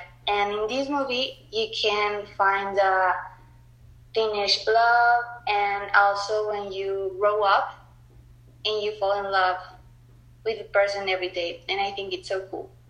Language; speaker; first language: English; non-native, learner; Spanish